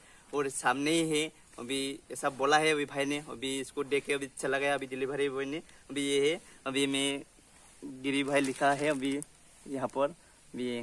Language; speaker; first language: Hindi; non-native, local second language; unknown